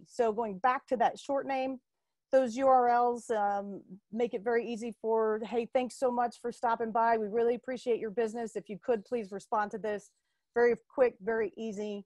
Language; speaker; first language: English; native; English